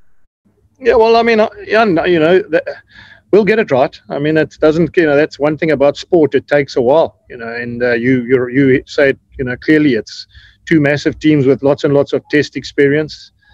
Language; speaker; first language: English; native; English